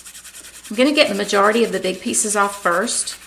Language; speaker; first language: English; native; English